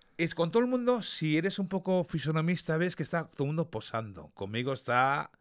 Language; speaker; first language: Spanish; early bilingual, other home language; English